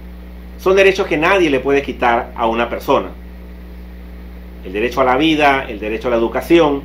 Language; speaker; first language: Spanish; native; Spanish